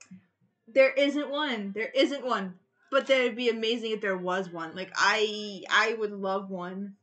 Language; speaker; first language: English; native; English